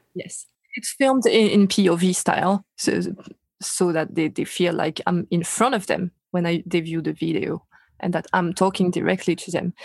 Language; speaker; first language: English; non-native, fluent; French